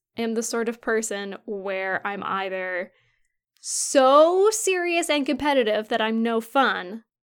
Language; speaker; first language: English; early bilingual, other home language; Ukrainian